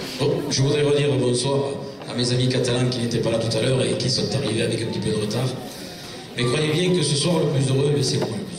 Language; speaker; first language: French; native; French